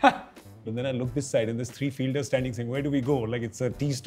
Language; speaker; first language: English; non-native, local second language; Hindi